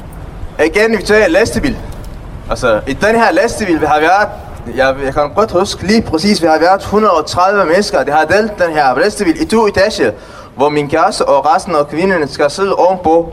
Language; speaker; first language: Danish; non-native, learner; Tigrinya